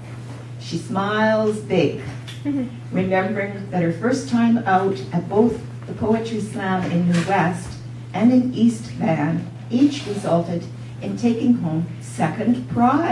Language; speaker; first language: English; native; English